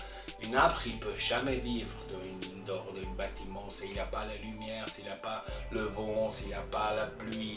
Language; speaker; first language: French; non-native, local second language; German